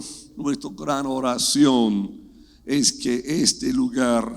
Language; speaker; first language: Spanish; non-native, fluent; English